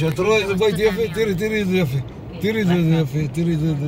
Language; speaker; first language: Hebrew; non-native, fluent; Nepali